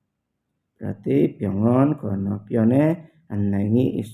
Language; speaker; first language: Korean; non-native, learner; Indonesian